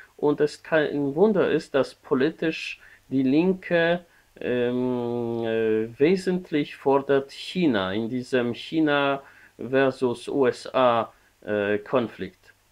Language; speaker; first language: German; non-native, learner; Polish